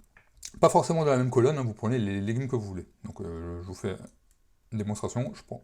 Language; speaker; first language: French; native; French